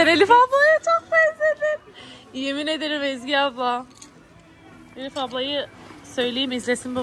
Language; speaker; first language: Turkish; native; Turkish